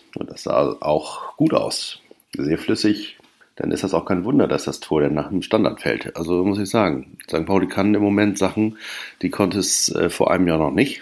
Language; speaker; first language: German; native; German